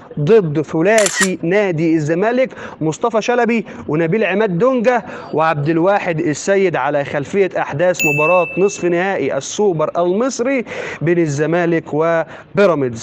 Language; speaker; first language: Arabic; native; Arabic